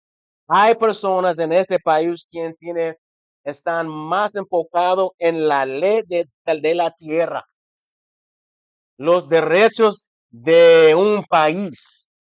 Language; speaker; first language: Spanish; non-native, fluent; English